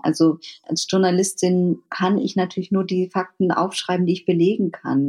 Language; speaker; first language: German; early bilingual, other home language; Vietnamese